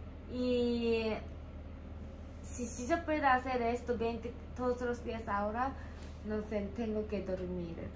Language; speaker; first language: Spanish; non-native, learner; Japanese